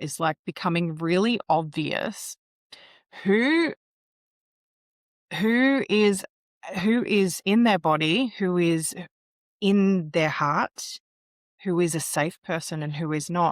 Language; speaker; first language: English; native; English